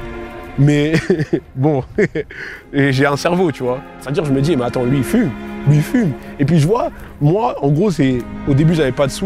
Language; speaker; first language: French; native; French